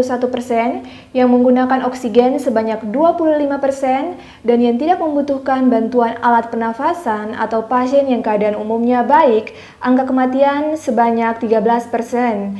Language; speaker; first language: Indonesian; native; Indonesian